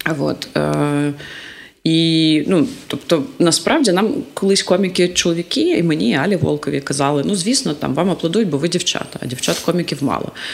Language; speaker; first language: Ukrainian; non-native, local second language; Russian